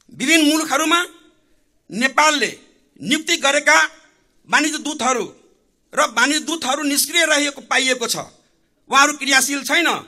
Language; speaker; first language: Nepali; non-native, local second language; Maithili